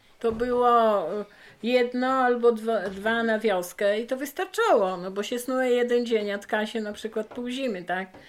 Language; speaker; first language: Polish; native; Polish